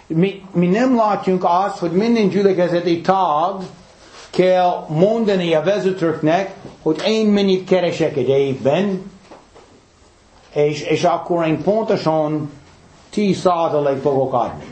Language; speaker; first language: Hungarian; non-native, fluent; English